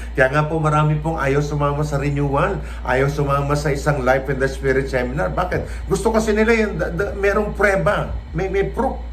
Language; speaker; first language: Filipino; non-native, local second language; Cebuano